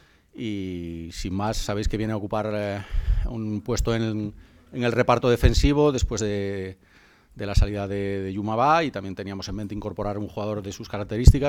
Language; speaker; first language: Spanish; native; Spanish